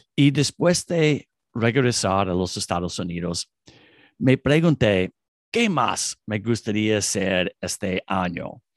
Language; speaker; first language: Spanish; non-native, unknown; English